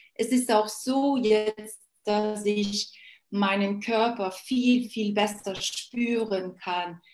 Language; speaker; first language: German; non-native, local second language; Luxembourgish